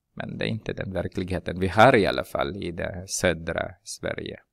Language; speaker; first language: Swedish; non-native, fluent; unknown